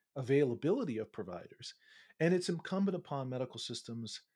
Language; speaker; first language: English; native; English